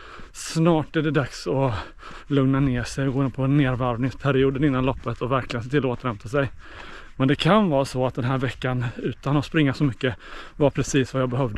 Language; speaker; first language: Swedish; native; Swedish